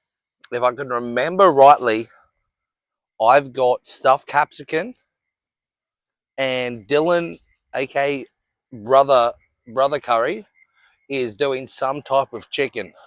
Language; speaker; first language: English; native; English